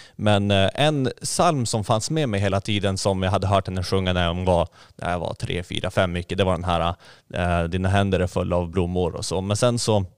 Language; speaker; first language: Swedish; native; Swedish